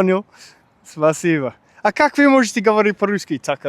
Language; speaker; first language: Russian; non-native, learner; English